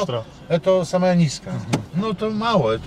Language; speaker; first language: Russian; non-native, learner; Polish